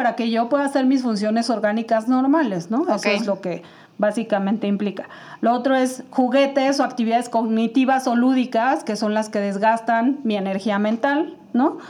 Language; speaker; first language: Spanish; native; Spanish